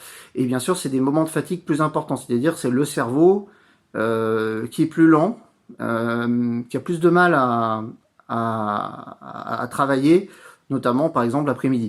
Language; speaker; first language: French; native; French